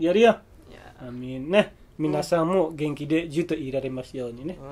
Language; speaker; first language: Indonesian; native; Indonesian